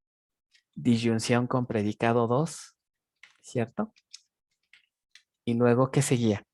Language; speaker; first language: Spanish; native; Spanish